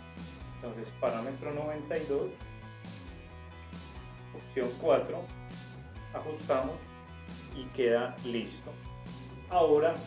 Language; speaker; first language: Spanish; native; Spanish